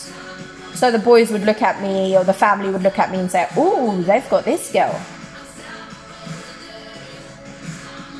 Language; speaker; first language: English; native; English